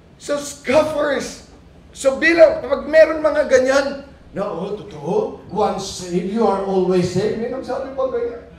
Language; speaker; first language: Filipino; non-native, local second language; Iloko